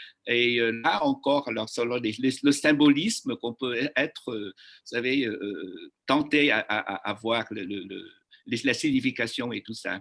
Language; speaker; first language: French; non-native, fluent; Vietnamese